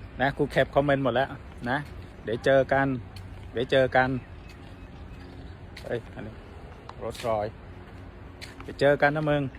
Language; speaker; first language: Thai; non-native, fluent; Khmer